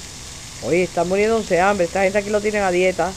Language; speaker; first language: Spanish; native; Spanish